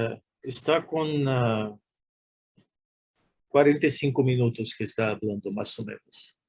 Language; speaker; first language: Spanish; non-native, learner; Portuguese